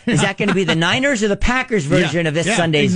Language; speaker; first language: English; native; English